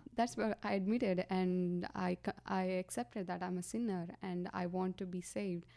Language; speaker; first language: English; non-native, local second language; Kannada